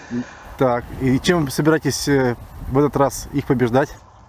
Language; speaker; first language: Russian; native; Russian